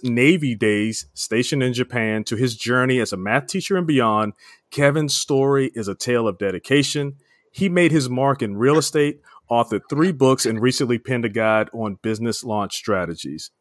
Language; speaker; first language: English; native; English